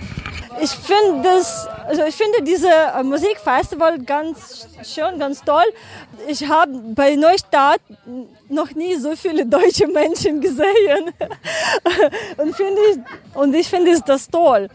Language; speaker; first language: German; non-native, learner; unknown